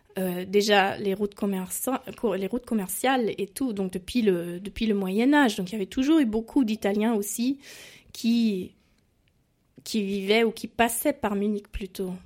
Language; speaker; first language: French; non-native, fluent; German